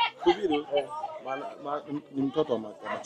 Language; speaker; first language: Swahili; non-native, local second language; Sukuma